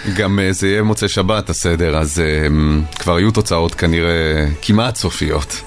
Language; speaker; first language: Hebrew; native; Hebrew